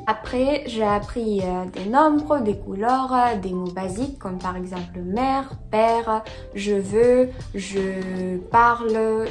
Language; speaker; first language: French; non-native, fluent; Russian